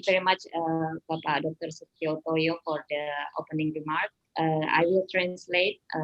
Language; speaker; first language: English; non-native, fluent; Indonesian